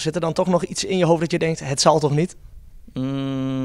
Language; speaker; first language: Dutch; native; Dutch